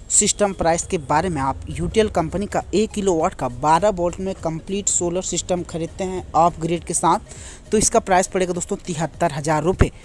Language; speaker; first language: Hindi; native; Hindi